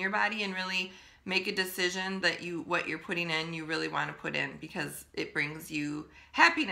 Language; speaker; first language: English; native; English